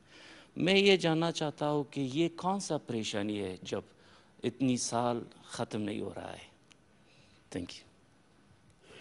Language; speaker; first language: Hindi; non-native, fluent; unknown